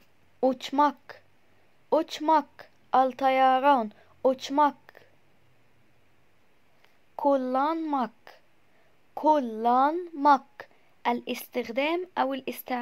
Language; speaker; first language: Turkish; non-native, fluent; Arabic